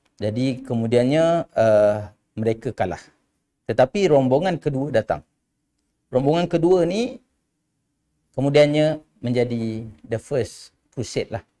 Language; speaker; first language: Malay; native; Malay